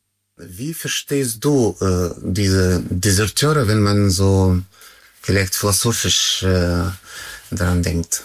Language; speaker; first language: German; non-native, learner; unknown